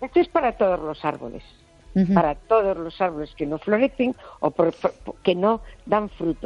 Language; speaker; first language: Spanish; native; Spanish